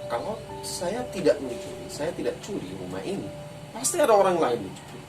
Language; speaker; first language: Indonesian; non-native, fluent; Arabic